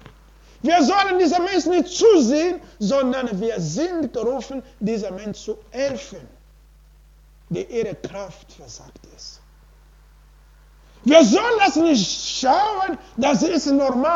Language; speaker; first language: German; non-native, learner; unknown